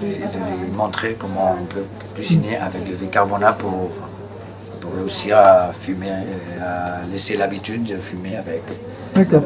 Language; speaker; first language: French; non-native, learner; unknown